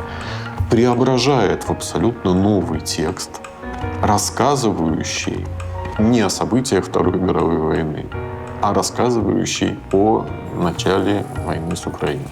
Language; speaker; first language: Russian; native; Russian